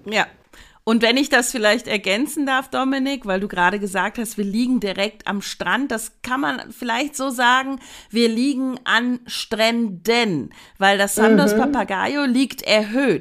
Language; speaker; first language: German; native; German